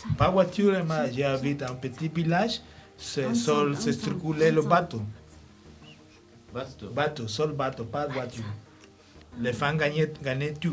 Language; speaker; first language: French; non-native, learner; Spanish